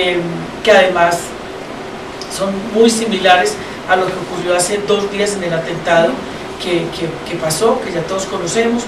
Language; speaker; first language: Spanish; native; Spanish